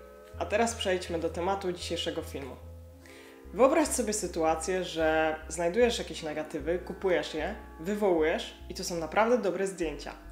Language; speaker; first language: Polish; native; Polish